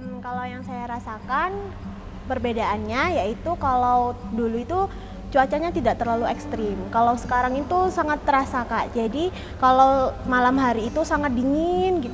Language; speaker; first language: Indonesian; non-native, local second language; Javanese